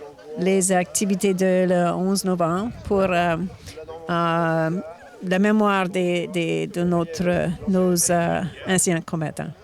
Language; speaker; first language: French; non-native, local second language; English